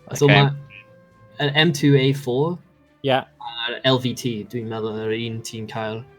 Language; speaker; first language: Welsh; non-native, local second language; English